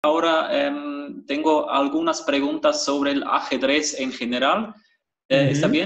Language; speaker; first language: Spanish; non-native, fluent; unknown